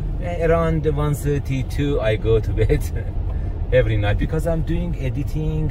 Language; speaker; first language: English; non-native, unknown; Persian